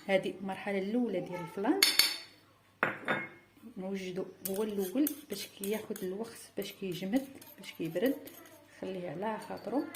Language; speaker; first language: Arabic; native; Arabic